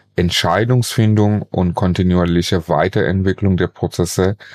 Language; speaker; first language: German; non-native, fluent; Bangla